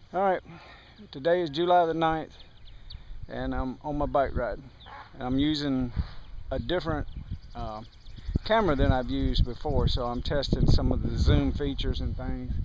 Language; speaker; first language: English; native; English